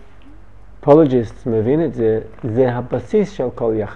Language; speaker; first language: Hebrew; non-native, learner; English